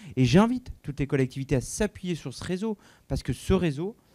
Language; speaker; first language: French; native; French